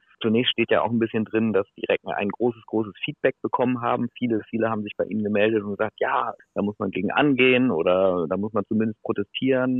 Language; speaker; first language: German; native; German